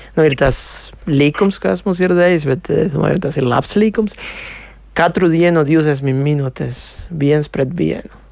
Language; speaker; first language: Latvian; non-native, local second language; Russian